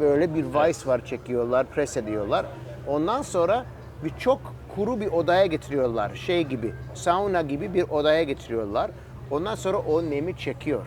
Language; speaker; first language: Turkish; early bilingual, heritage; Turkish